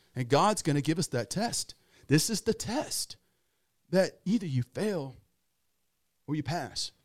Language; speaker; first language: English; native; English